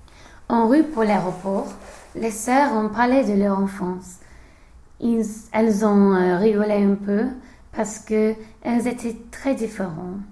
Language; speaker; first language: French; non-native, learner; English